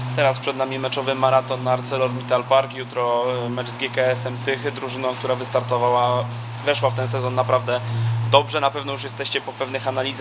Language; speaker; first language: Polish; native; Polish